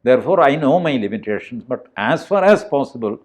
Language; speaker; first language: English; non-native, local second language; Malayalam